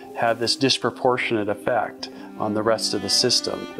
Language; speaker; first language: English; native; English